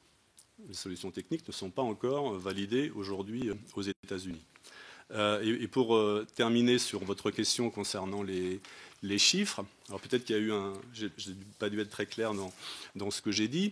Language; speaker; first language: French; native; French